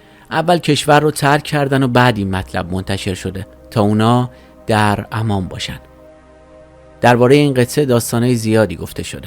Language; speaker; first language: Persian; native; Persian